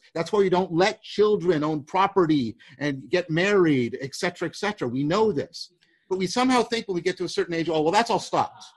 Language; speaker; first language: English; native; English